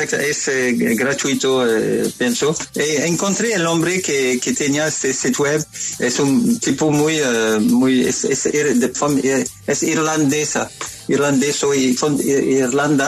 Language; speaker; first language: Spanish; non-native, learner; French